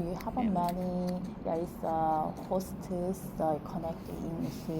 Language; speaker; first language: English; non-native, learner; Korean